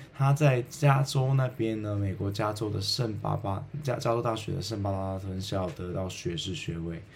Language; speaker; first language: Chinese; native; Chinese